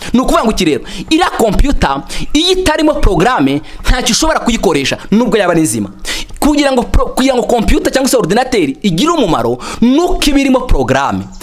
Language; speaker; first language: Kinyarwanda; native; Kinyarwanda